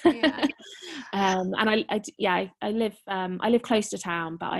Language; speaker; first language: English; native; English